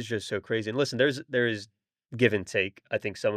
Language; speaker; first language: English; native; English